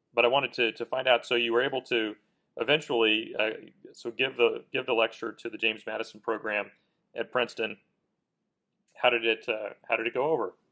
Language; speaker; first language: English; native; English